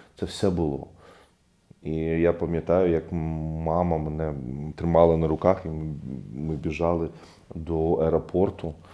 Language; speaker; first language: Ukrainian; non-native, fluent; Arabic